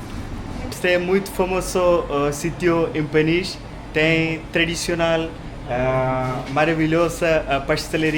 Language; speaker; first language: Portuguese; non-native, learner; Malayalam